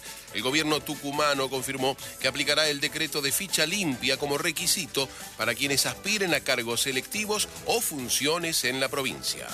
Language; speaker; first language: Spanish; native; Spanish